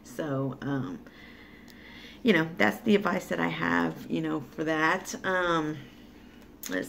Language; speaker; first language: English; native; English